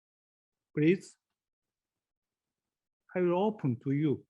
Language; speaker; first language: English; non-native, learner; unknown